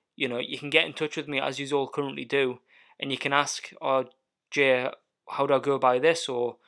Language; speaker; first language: English; native; English